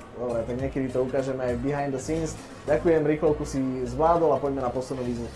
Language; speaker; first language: Slovak; native; Slovak